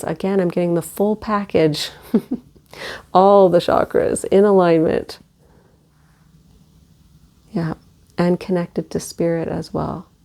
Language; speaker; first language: English; native; English